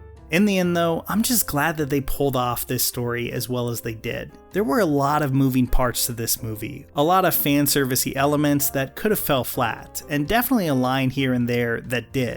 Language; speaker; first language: English; native; English